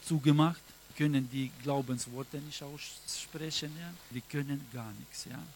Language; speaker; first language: German; non-native, learner; Russian